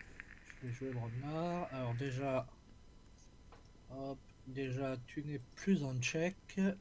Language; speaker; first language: French; native; French